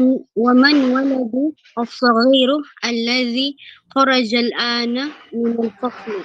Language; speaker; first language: Arabic; non-native, learner; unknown